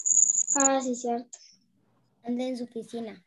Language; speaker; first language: Spanish; native; Spanish